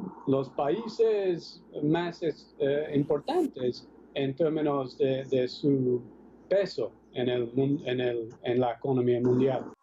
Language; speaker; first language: Spanish; non-native, fluent; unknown